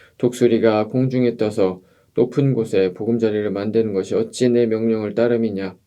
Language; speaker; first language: Korean; native; Korean